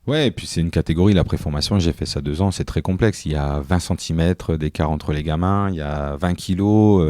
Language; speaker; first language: French; native; French